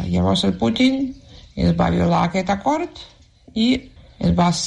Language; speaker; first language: Catalan; non-native, fluent; Russian